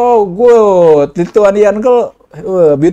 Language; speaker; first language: English; non-native, learner; Indonesian